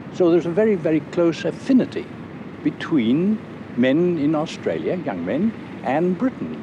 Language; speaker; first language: English; native; English